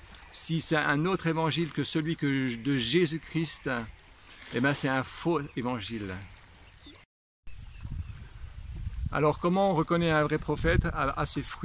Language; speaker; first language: French; native; French